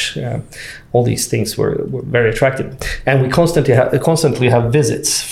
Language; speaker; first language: English; non-native, fluent; Swedish